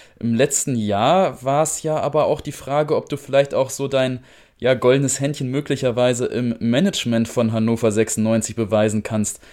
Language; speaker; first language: German; native; German